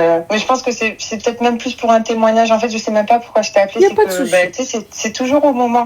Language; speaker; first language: French; native; French